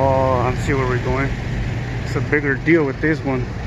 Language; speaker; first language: English; native; English